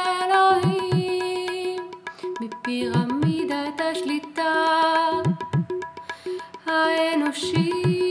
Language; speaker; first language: Hebrew; native; Hebrew